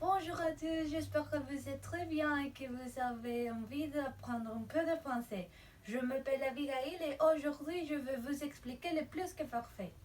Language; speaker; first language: French; non-native, learner; Spanish